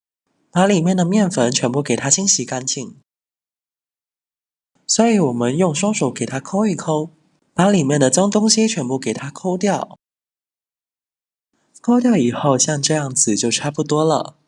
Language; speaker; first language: Chinese; native; Chinese